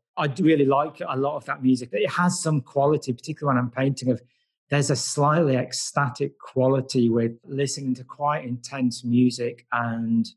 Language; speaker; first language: English; native; English